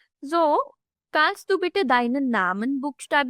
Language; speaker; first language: German; non-native, fluent; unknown